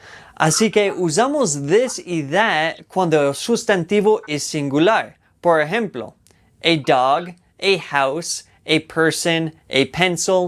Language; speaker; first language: Spanish; non-native, fluent; English